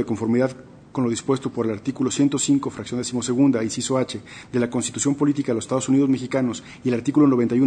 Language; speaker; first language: Spanish; native; Spanish